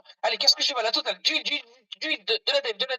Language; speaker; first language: French; native; French